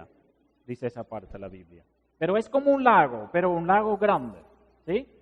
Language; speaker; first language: Spanish; non-native, fluent; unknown